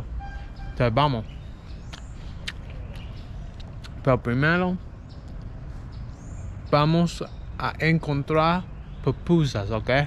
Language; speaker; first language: Spanish; non-native, learner; English